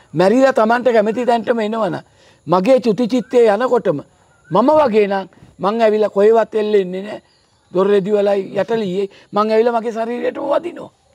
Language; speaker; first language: Sinhala; native; Sinhala